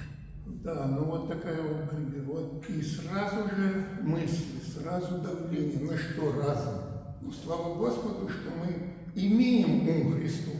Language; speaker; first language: Russian; native; Russian